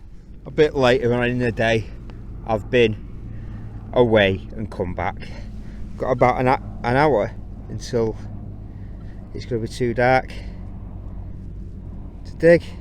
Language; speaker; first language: English; native; English